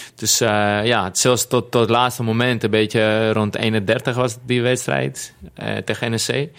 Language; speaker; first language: Dutch; non-native, fluent; Greek